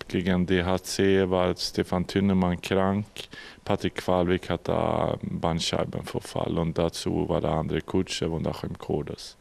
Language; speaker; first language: German; non-native, learner; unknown